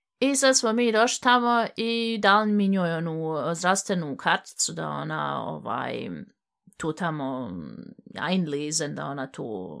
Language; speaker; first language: Bosnian; early bilingual, heritage; Bosnian